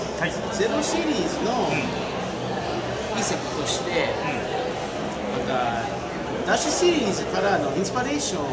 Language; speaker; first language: Japanese; non-native, fluent; English